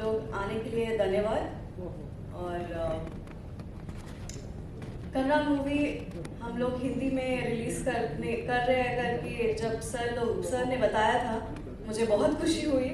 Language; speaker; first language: Hindi; non-native, local second language; Kannada